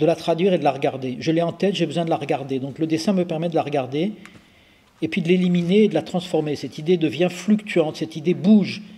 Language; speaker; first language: French; native; French